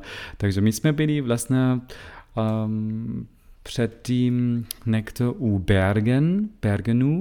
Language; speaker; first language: Czech; non-native, fluent; German